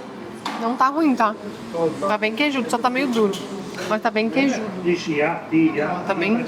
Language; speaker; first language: Portuguese; native; Portuguese